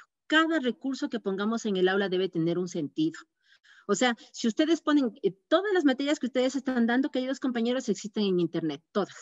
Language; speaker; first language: Spanish; native; Spanish